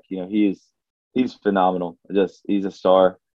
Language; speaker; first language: English; native; English